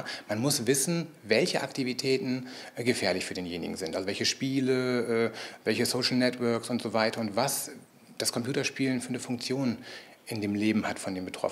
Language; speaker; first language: German; native; German